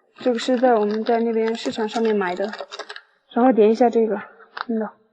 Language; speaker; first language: Chinese; non-native, local second language; Tibetan